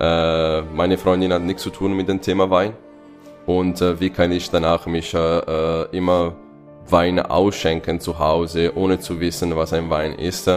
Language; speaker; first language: German; non-native, fluent; Italian